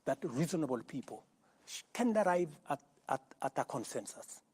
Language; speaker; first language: English; non-native, local second language; Kalenjin